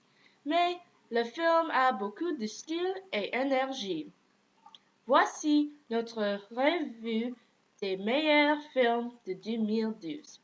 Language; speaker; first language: French; non-native, learner; English